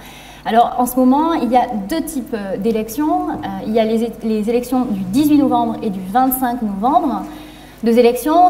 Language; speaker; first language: French; native; French